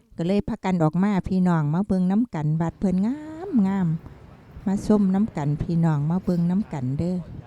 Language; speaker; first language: Thai; native; Thai